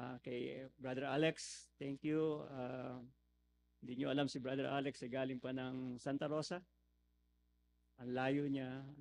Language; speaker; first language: Filipino; native; Filipino